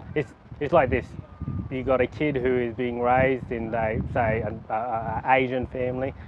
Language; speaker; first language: English; native; English